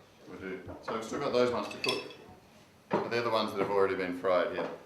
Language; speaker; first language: English; native; English